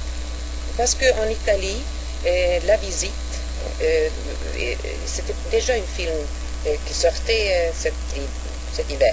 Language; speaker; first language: French; non-native, fluent; Swedish